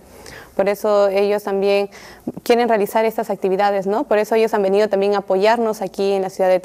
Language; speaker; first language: Spanish; native; Spanish